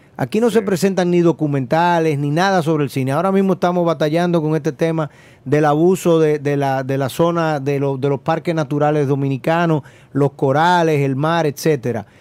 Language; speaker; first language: Spanish; native; Spanish